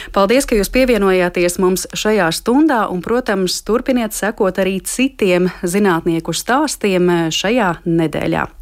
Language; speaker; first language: Latvian; native; Latvian